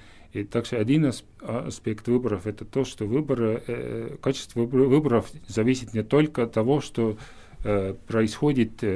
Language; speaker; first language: Russian; non-native, fluent; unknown